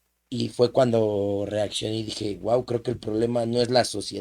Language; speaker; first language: Spanish; native; Spanish